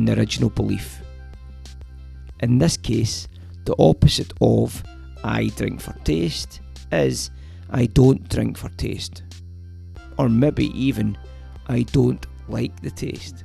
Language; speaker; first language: English; native; English